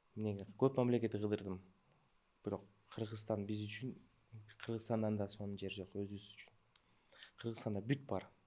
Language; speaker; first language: Kyrgyz; early bilingual, other home language; Russian